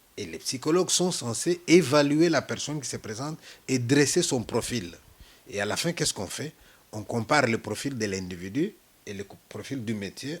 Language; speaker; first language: French; non-native, local second language; Luba-Lulua